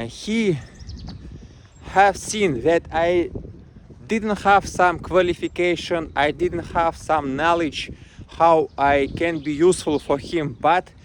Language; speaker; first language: English; non-native, learner; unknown